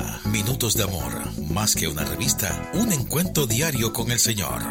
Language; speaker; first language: Spanish; native; Spanish